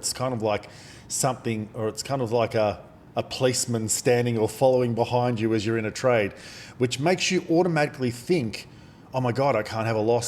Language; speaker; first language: English; native; English